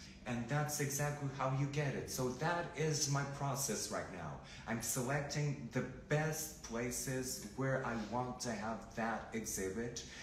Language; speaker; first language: English; non-native, fluent; Portuguese